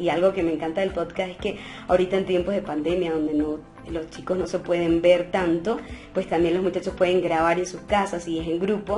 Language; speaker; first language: Spanish; native; Spanish